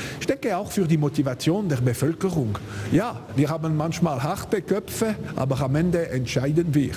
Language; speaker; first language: German; non-native, local second language; French